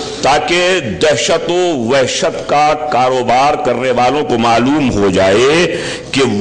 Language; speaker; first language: Urdu; native; Urdu